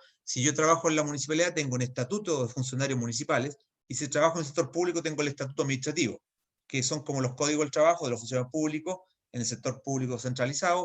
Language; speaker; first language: Spanish; native; Spanish